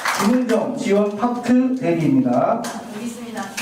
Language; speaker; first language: Korean; native; Korean